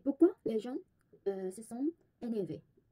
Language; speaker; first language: French; non-native, learner; Korean